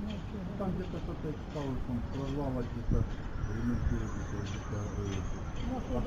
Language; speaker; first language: Russian; native; Russian